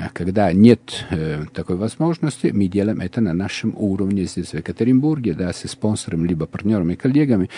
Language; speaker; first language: Russian; non-native, fluent; Italian